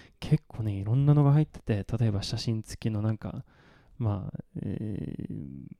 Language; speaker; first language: Japanese; non-native, fluent; Swedish